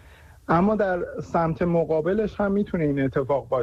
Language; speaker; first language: Persian; native; Persian